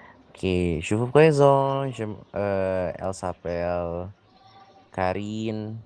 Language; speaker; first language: French; non-native, fluent; Indonesian